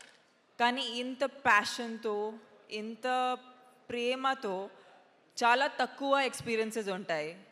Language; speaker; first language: Telugu; non-native, fluent; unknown